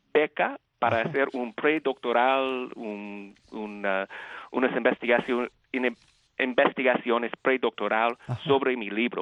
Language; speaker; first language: Spanish; early bilingual, heritage; Spanish